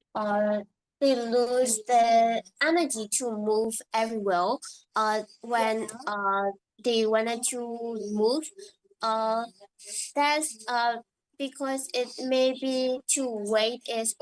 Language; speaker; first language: English; non-native, learner; Indonesian